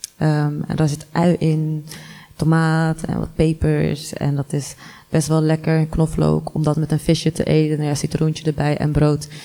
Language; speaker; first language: Dutch; early bilingual, other home language; Arabic